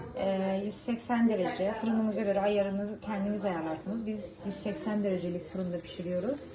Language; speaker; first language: Turkish; early bilingual, heritage; Turkish